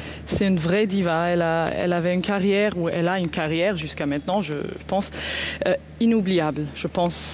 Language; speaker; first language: French; non-native, fluent; Arabic